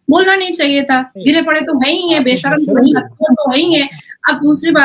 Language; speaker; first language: Hindi; native; Hindi